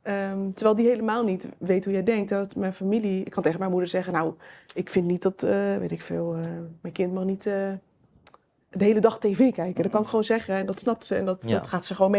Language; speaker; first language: Dutch; native; Dutch